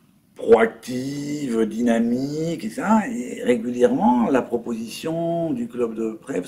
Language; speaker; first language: French; native; French